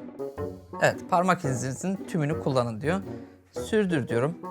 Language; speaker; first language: Turkish; native; Turkish